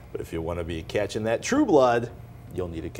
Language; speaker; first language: English; native; English